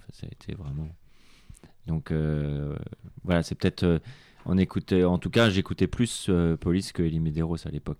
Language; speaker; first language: French; native; French